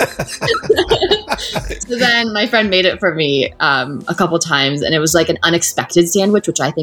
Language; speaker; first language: English; native; English